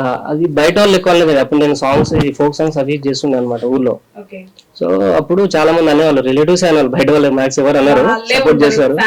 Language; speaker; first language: Telugu; native; Telugu